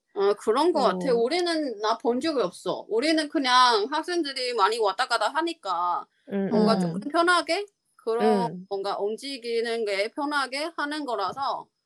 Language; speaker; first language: Korean; non-native, learner; Chinese